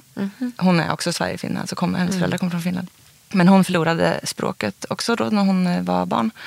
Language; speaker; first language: Swedish; native; Swedish